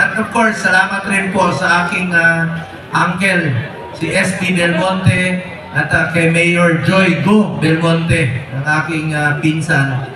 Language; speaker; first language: Filipino; non-native, local second language; Cebuano